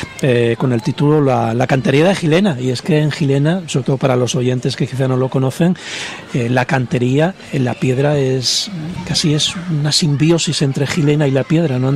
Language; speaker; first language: Spanish; native; Spanish